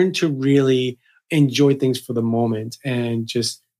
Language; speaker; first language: English; early bilingual, other home language; Spanish